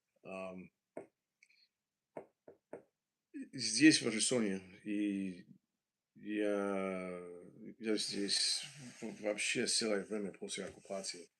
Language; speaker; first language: Russian; non-native, learner; English